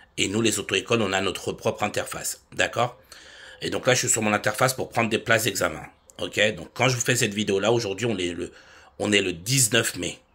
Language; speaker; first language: French; native; French